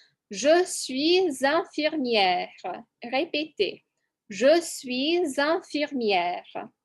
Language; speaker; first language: French; non-native, fluent; English